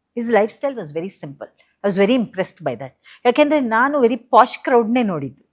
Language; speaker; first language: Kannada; native; Kannada